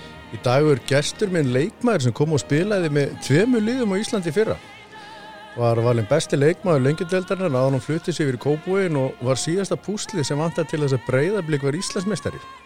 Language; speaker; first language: Icelandic; native; Icelandic